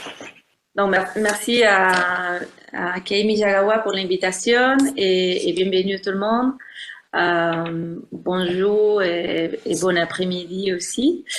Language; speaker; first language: French; non-native, fluent; Spanish